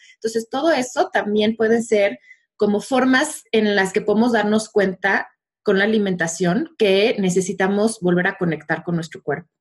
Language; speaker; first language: Spanish; native; Spanish